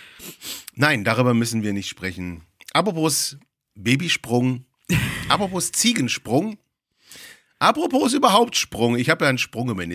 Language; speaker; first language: German; native; German